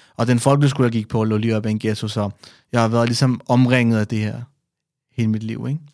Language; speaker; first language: Danish; early bilingual, other home language; Persian